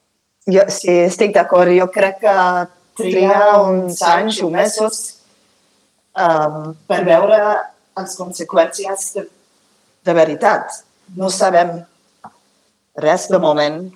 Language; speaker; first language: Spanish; non-native, learner; English